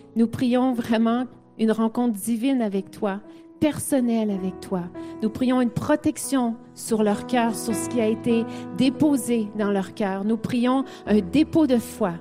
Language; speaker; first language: French; native; French